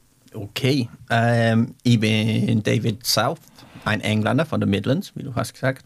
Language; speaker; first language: German; non-native, fluent; English